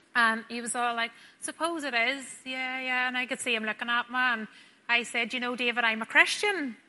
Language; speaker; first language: English; native; English